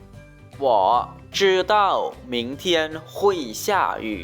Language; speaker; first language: Chinese; non-native, learner; Lao